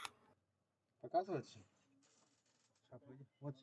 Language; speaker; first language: Russian; non-native, local second language; Yakut